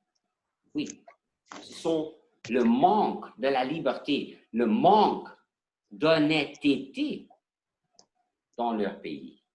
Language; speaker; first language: French; non-native, learner; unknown